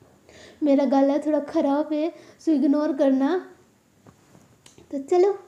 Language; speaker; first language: Hindi; non-native, local second language; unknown